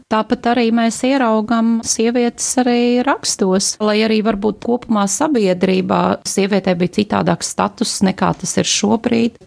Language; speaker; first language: Latvian; early bilingual, heritage; Latvian